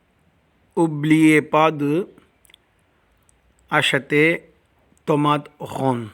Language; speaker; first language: French; non-native, learner; Tamil